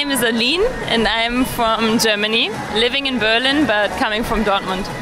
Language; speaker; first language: English; non-native, fluent; German